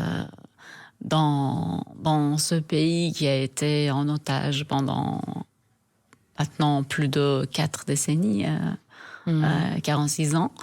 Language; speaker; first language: French; non-native, fluent; Persian